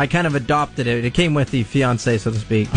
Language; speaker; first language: English; native; English